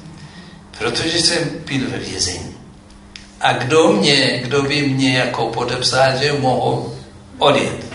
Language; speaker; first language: Czech; non-native, fluent; Amharic